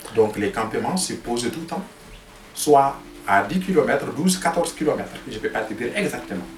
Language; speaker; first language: French; non-native, local second language; Tamasheq